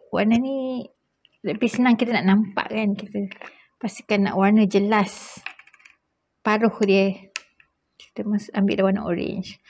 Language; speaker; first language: Malay; native; Malay